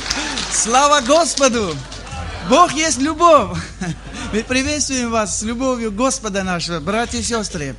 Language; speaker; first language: Russian; non-native, fluent; Armenian